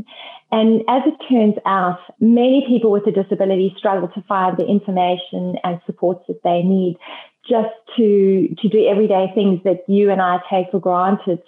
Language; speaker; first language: English; native; English